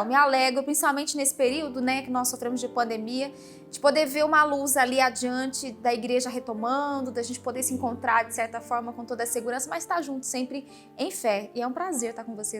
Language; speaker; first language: Portuguese; native; Portuguese